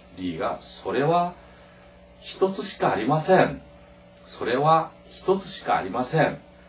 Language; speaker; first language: Japanese; non-native, fluent; Korean